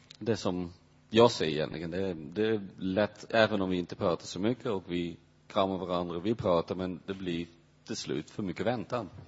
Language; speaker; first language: Swedish; non-native, fluent; Dutch